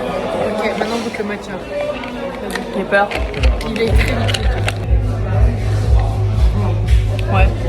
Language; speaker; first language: French; native; French